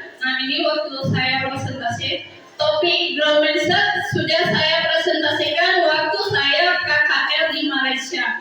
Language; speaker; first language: Indonesian; native; Indonesian